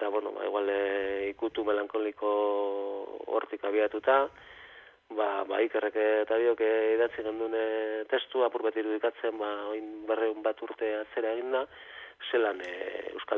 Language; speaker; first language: Basque; native; Basque